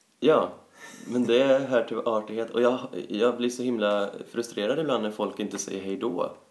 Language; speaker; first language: Swedish; native; Swedish